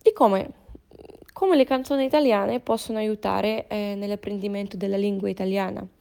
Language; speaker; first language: Italian; non-native, fluent; Russian